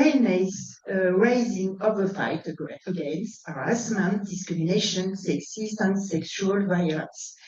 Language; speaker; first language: English; non-native, fluent; French